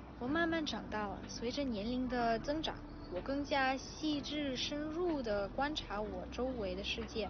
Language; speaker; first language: Chinese; early bilingual, other home language; Russian